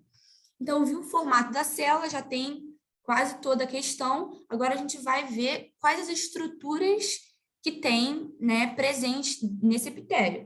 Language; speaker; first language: Portuguese; native; Portuguese